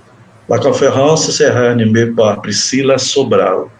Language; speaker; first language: French; non-native, fluent; Portuguese